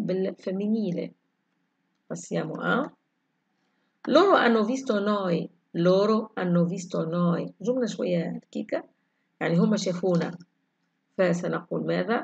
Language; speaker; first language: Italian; non-native, fluent; Arabic